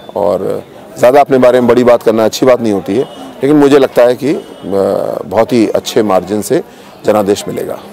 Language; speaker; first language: Hindi; native; Hindi